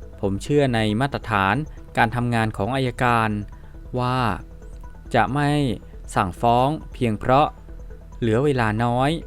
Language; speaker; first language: Thai; native; Thai